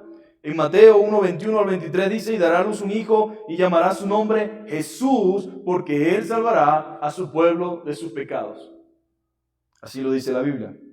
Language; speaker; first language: Spanish; native; Spanish